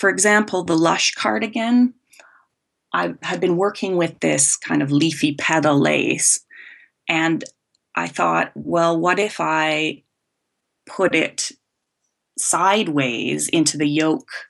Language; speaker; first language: English; native; English